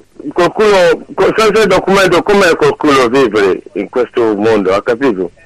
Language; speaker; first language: Italian; non-native, learner; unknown